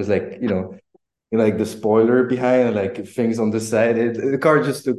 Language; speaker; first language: English; non-native, fluent; French